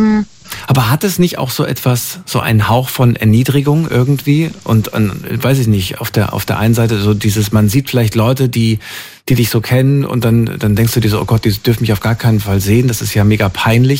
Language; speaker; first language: German; native; German